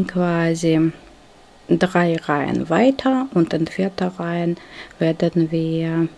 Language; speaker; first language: German; non-native, fluent; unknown